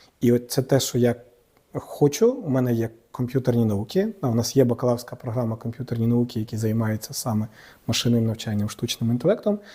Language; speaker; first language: Ukrainian; native; Ukrainian